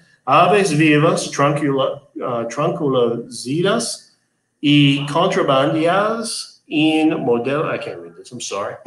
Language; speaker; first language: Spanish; non-native, learner; English